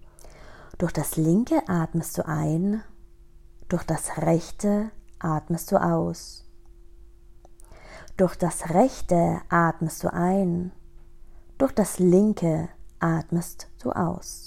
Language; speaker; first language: German; native; German